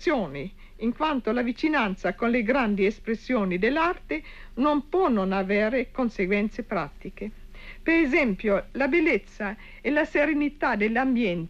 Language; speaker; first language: Italian; non-native, fluent; Czech